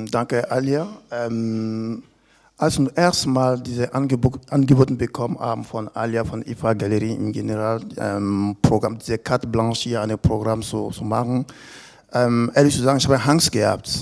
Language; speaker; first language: German; non-native, fluent; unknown